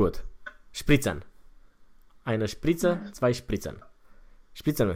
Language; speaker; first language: German; non-native, fluent; Romanian